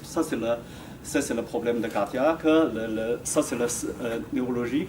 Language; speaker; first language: French; non-native, fluent; Chinese